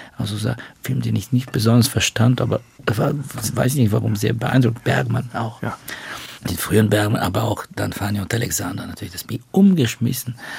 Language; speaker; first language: German; non-native, fluent; Bulgarian